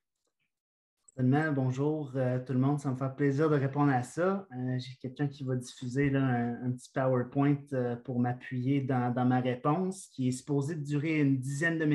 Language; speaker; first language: French; native; French